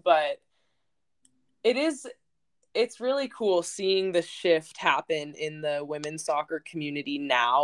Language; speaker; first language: English; native; English